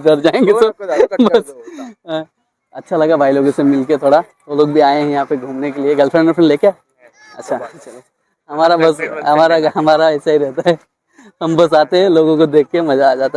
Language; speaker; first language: Hindi; non-native, local second language; Bangla